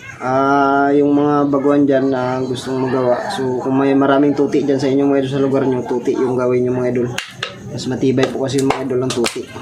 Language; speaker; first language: Filipino; non-native, local second language; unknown